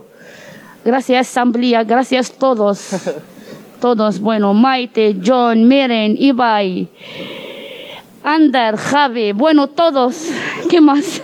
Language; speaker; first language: Spanish; non-native, learner; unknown